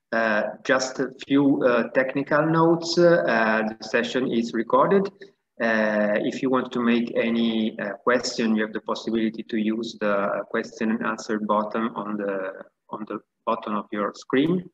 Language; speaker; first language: English; non-native, fluent; Italian